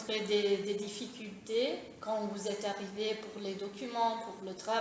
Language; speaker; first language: French; non-native, fluent; Italian